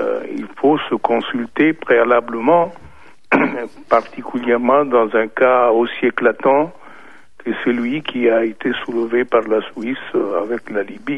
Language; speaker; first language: French; non-native, fluent; Italian